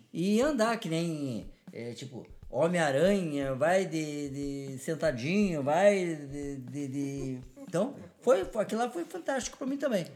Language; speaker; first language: Portuguese; native; Portuguese